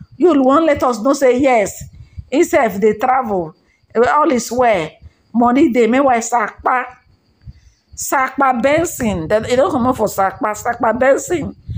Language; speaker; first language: Nigerian Pidgin; non-native, local second language; Igbo